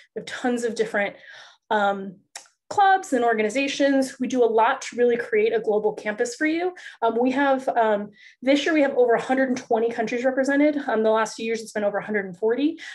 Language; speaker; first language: English; native; English